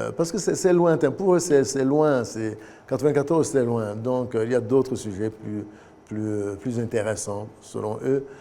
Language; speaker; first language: French; non-native, local second language; Kinyarwanda